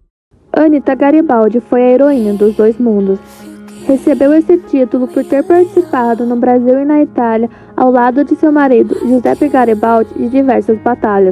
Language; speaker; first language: Portuguese; native; Portuguese